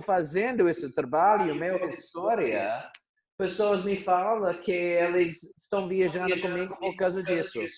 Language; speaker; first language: Portuguese; non-native, fluent; English